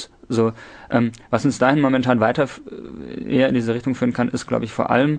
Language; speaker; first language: German; native; German